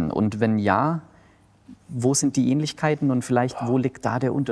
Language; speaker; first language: German; native; German